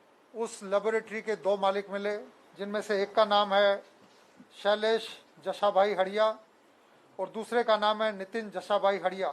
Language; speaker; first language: Hindi; non-native, local second language; Gujarati